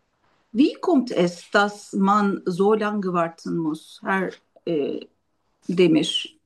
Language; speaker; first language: German; non-native, learner; Turkish